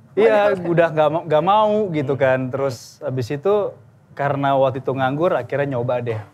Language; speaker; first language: Indonesian; native; Indonesian